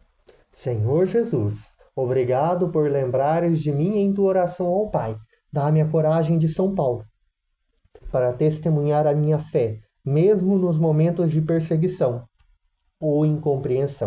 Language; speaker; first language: Portuguese; native; Portuguese